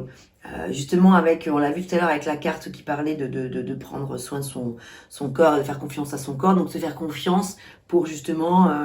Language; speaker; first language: French; native; French